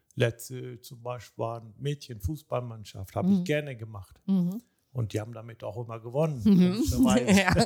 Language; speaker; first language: German; early bilingual, other home language; Turkish